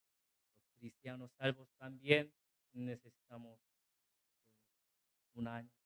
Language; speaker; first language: Spanish; non-native, learner; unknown